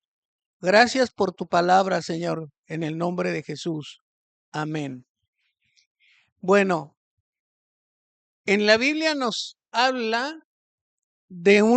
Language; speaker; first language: Spanish; native; Spanish